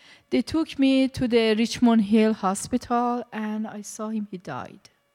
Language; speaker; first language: English; non-native, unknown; Persian